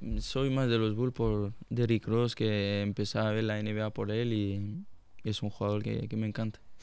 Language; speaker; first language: Spanish; non-native, fluent; French